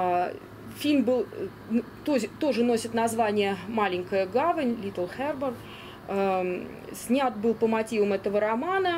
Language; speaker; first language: Russian; native; Russian